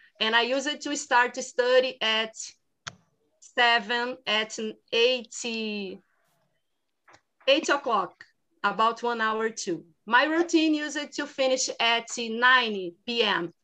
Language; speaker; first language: English; non-native, learner; Portuguese